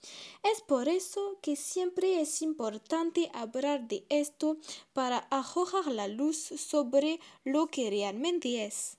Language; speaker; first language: Spanish; non-native, learner; French